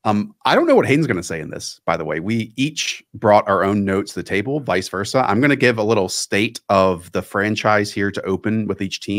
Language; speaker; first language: English; native; English